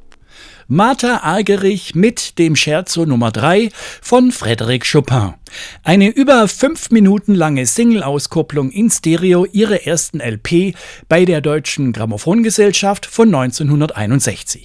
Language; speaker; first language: German; native; German